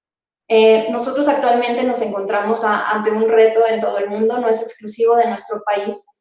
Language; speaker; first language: Spanish; native; Spanish